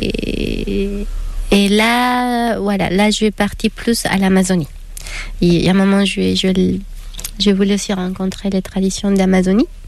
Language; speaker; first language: French; non-native, fluent; Spanish